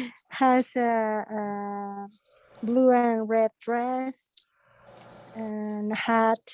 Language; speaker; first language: English; non-native, learner; Spanish